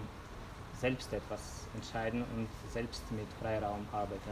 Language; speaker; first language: German; non-native, fluent; Russian